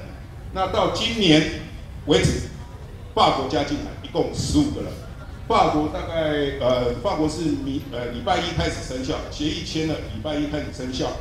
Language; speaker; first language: Chinese; native; Chinese